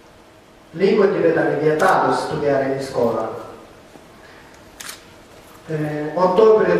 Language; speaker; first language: Italian; non-native, learner; Tibetan